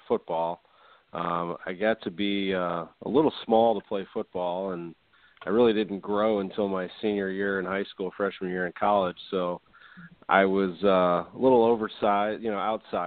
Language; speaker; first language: English; native; English